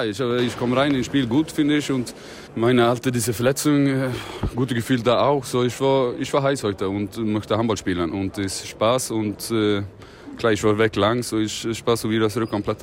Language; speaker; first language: German; non-native, learner; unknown